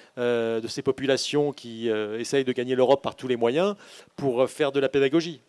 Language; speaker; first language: French; native; French